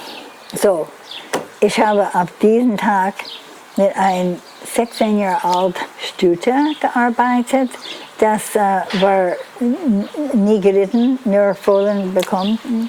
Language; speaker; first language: German; non-native, learner; English